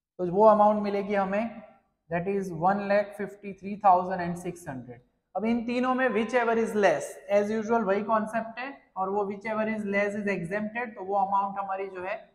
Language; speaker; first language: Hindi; non-native, local second language; Gujarati